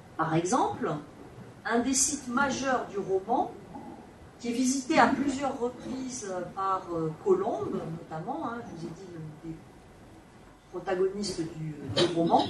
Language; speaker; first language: French; native; French